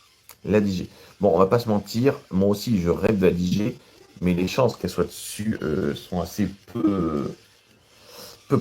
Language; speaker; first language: French; native; French